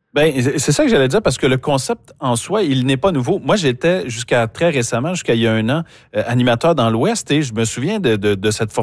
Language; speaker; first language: French; native; French